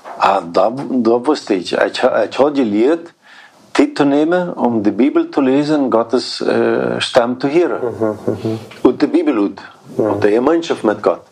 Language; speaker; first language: German; early bilingual, heritage; Plautdietsch